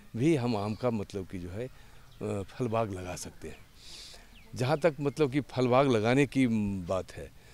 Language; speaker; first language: Hindi; native; Hindi